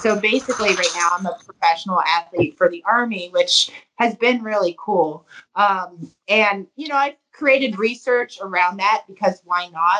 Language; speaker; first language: English; native; English